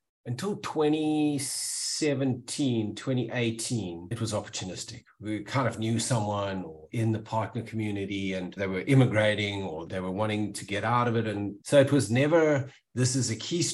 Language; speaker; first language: English; native; English